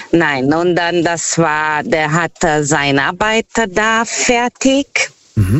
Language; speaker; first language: German; non-native, learner; Portuguese